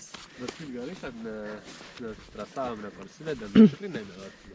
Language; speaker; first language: Lithuanian; native; Lithuanian